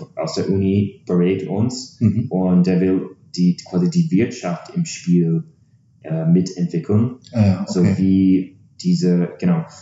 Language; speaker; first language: German; non-native, fluent; English